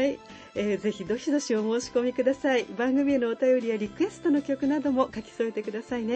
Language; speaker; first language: Japanese; native; Japanese